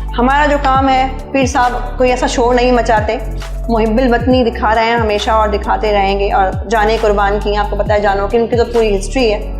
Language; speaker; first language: Urdu; native; Urdu